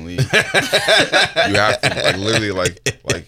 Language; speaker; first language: English; native; English